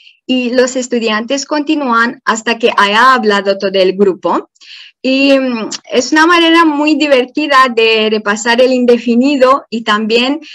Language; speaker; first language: Spanish; non-native, fluent; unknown